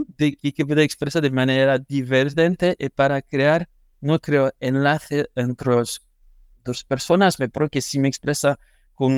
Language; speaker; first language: Spanish; non-native, learner; French